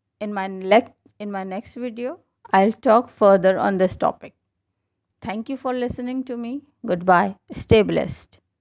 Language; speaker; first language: English; non-native, local second language; Hindi